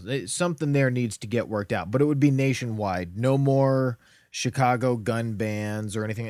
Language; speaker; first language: English; native; English